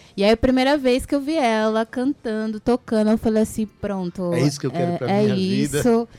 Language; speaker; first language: Portuguese; native; Portuguese